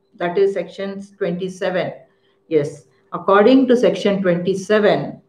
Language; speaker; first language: English; non-native, local second language; Kannada